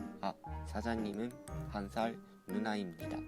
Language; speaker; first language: Korean; non-native, fluent; Japanese